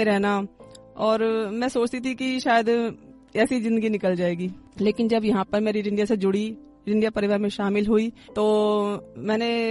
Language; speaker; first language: Hindi; native; Hindi